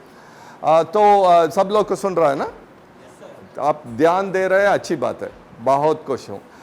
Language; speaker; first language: Hindi; non-native, local second language; Tamil